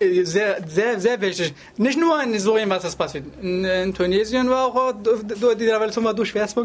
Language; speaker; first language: German; non-native, learner; Arabic